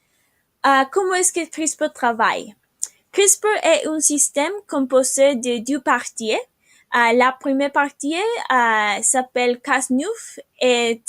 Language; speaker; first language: French; non-native, learner; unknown